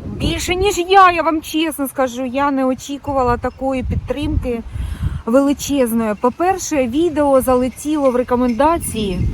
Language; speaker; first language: Ukrainian; non-native, local second language; Russian